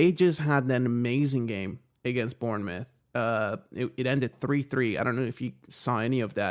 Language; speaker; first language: English; native; English